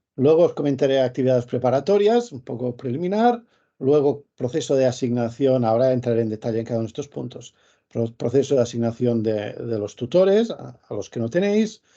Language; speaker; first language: Spanish; native; Spanish